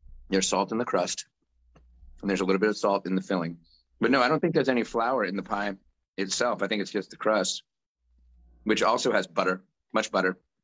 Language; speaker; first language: English; native; English